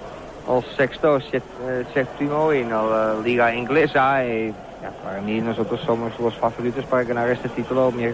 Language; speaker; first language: Spanish; non-native, learner; Dutch